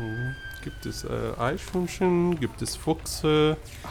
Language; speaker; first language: German; non-native, learner; Arabic